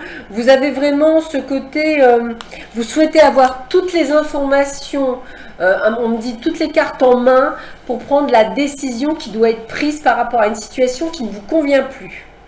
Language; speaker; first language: French; native; French